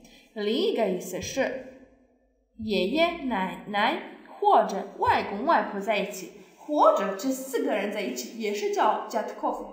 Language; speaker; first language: Chinese; non-native, fluent; Polish